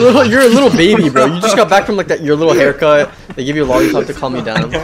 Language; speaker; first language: English; native; English